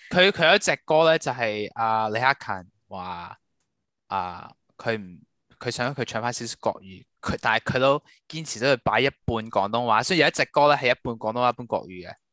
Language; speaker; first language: Cantonese; early bilingual, heritage; Cantonese